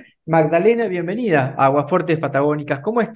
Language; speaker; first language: Spanish; native; Spanish